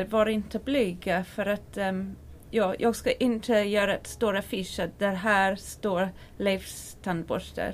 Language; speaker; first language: Swedish; non-native, learner; English